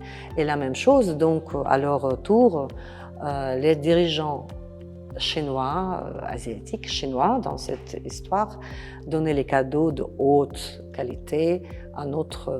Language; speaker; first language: French; non-native, fluent; Russian